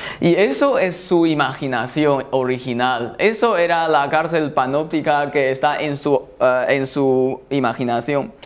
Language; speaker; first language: Spanish; non-native, fluent; Chinese